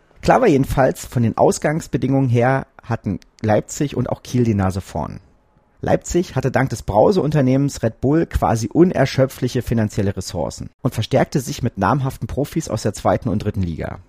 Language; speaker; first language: German; native; German